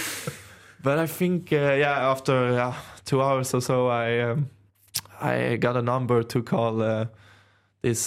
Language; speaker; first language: English; non-native, fluent; Swedish